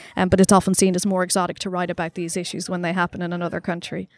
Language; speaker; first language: English; native; English